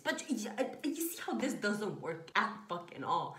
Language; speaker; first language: English; non-native, fluent; Slovenian